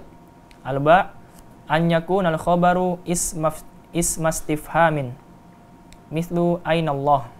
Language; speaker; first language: Arabic; non-native, fluent; Indonesian